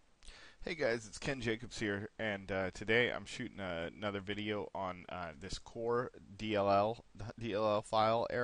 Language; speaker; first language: English; native; English